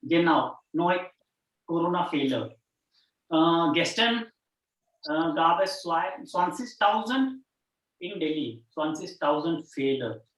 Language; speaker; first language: German; non-native, fluent; Hindi